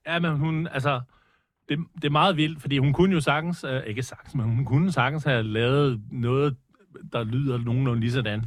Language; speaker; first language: Danish; early bilingual, other home language; English